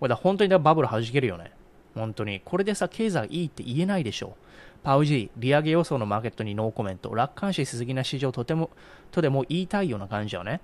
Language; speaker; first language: Japanese; native; Japanese